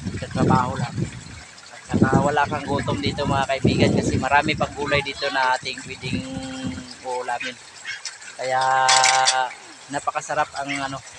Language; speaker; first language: Filipino; non-native, local second language; Cebuano